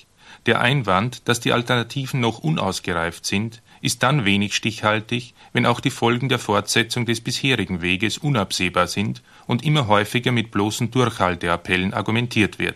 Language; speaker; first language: German; native; German